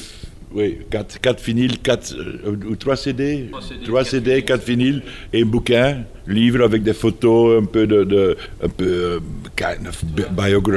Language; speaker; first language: French; non-native, fluent; Dutch